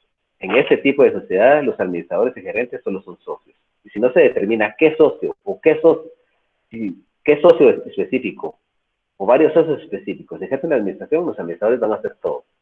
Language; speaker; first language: Spanish; native; Spanish